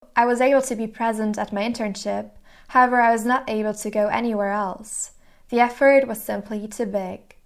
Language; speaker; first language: English; non-native, fluent; German